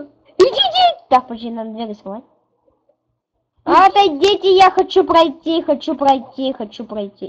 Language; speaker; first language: Russian; native; Russian